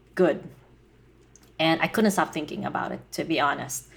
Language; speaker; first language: English; non-native, local second language; Filipino